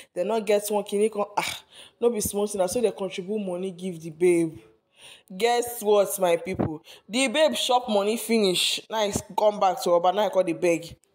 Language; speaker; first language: Nigerian Pidgin; non-native, local second language; Yoruba